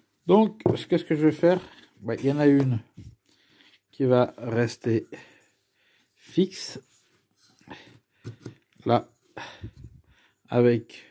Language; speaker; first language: French; native; French